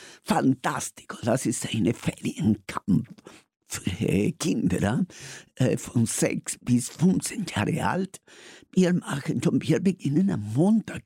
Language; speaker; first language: German; non-native, fluent; Spanish